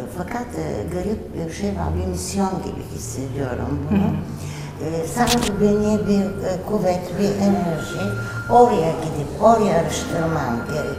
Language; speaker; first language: Turkish; non-native, fluent; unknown